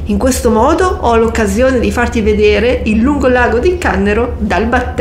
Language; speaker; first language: Italian; native; Italian